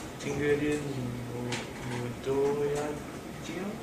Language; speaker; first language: Korean; non-native, learner; English